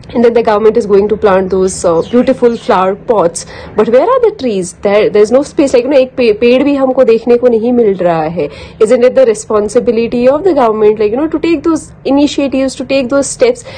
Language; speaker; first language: English; non-native, local second language; Kashmiri